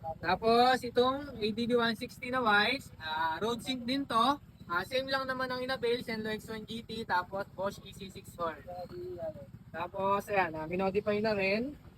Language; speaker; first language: Filipino; native; Filipino